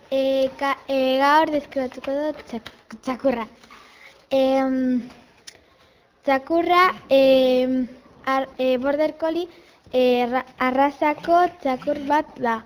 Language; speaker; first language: Basque; non-native, learner; Spanish